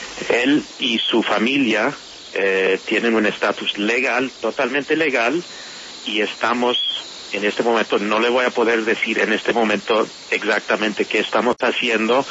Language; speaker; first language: Spanish; non-native, fluent; English